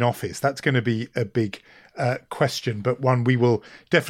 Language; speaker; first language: English; native; English